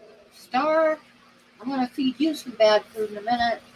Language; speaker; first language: English; native; English